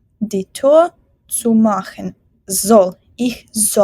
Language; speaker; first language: German; non-native, fluent; Ukrainian